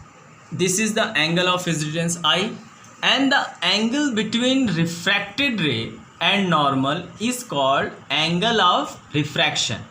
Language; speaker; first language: English; non-native, local second language; Hindi